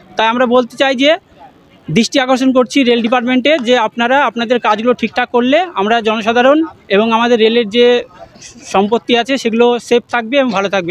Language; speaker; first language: Bangla; native; Bangla